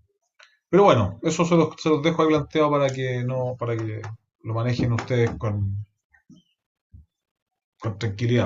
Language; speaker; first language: Spanish; native; Spanish